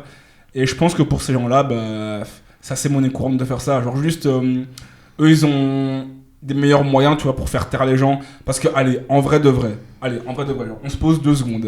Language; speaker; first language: French; native; French